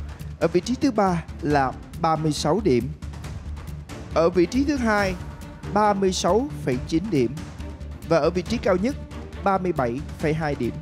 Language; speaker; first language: Vietnamese; native; Vietnamese